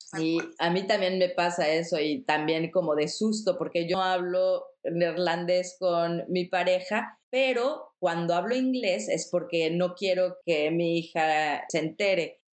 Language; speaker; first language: Spanish; native; Spanish